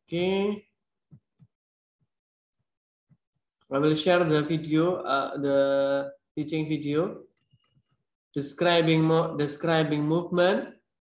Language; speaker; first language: English; non-native, learner; Indonesian